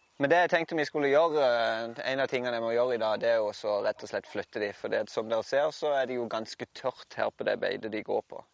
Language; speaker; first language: Norwegian; native; Norwegian